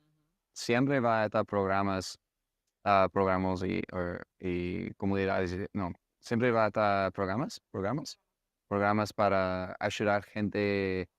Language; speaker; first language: Spanish; non-native, fluent; English